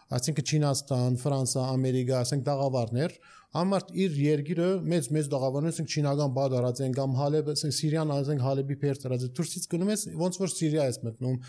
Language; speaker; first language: Armenian; early bilingual, heritage; Armenian